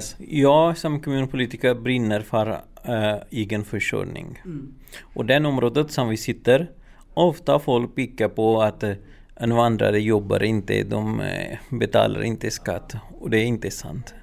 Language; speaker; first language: Swedish; non-native, learner; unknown